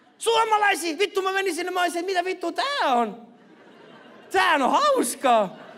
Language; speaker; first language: Finnish; early bilingual, other home language; Persian